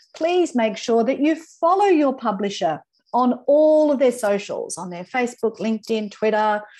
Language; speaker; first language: English; native; English